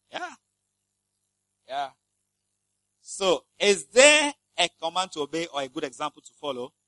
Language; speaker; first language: English; non-native, local second language; Akan